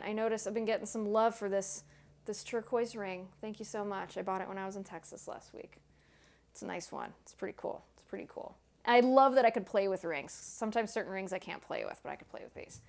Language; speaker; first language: English; native; English